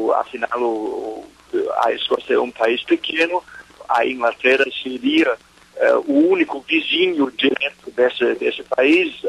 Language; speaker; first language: Portuguese; non-native, fluent; German